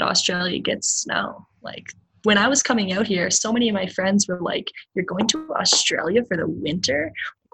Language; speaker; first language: English; native; English